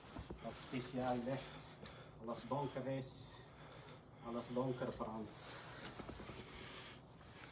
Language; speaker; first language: Dutch; non-native, learner; Arabic